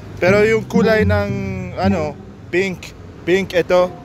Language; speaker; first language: Filipino; non-native, learner; Arabic